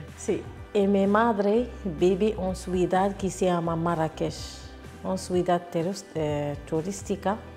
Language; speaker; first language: Spanish; non-native, learner; Arabic